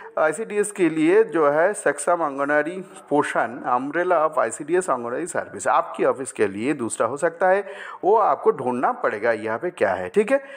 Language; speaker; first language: Hindi; non-native, local second language; Bangla